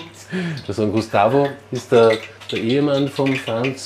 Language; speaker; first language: German; native; German